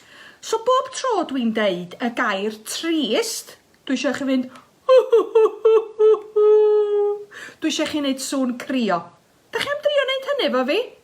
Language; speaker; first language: Welsh; native; Welsh